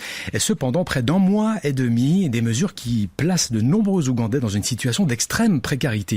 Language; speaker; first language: French; native; French